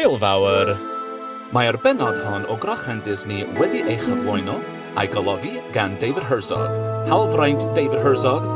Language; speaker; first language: Welsh; non-native, learner; English